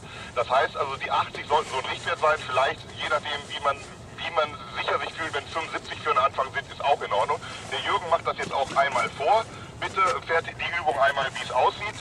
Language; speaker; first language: German; native; German